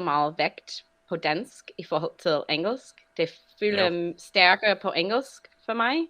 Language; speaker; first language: Danish; non-native, fluent; English